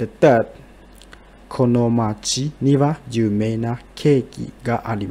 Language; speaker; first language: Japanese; non-native, fluent; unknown